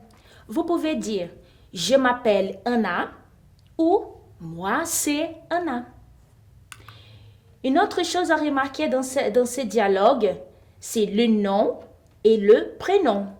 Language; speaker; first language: French; non-native, fluent; Portuguese